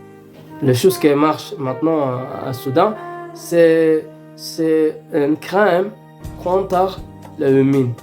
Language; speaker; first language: French; non-native, learner; Arabic